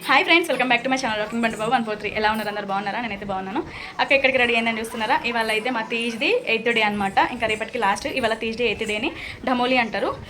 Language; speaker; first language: Telugu; non-native, local second language; Lambadi